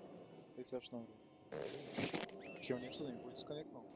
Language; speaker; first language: Bulgarian; native; Bulgarian